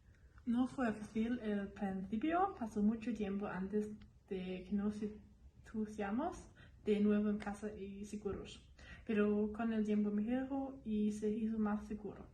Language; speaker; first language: Spanish; non-native, learner; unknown